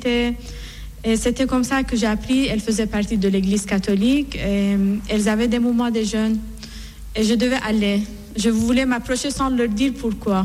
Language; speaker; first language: French; non-native, fluent; Persian